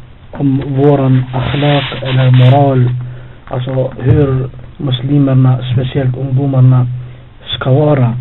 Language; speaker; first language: Swedish; non-native, fluent; Albanian